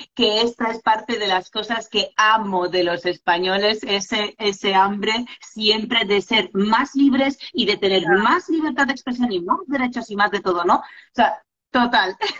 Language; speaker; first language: Spanish; non-native, fluent; Polish